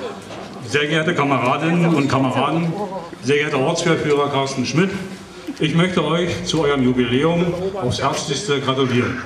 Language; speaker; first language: German; native; German